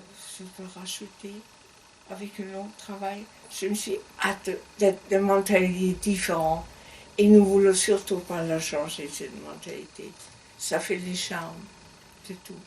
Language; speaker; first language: French; non-native, learner; German